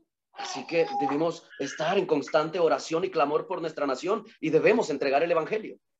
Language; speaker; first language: Spanish; native; Spanish